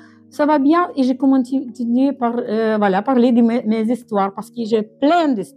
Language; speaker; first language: French; non-native, learner; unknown